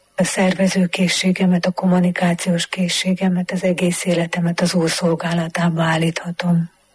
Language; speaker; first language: Hungarian; native; Hungarian